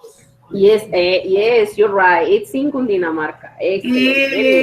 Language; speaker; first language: English; non-native, fluent; Spanish